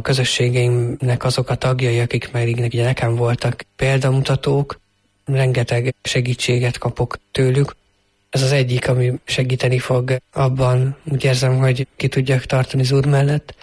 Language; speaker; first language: Hungarian; native; Hungarian